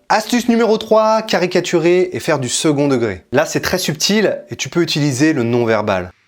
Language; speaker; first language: French; native; French